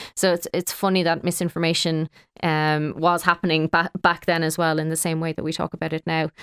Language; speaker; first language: English; native; English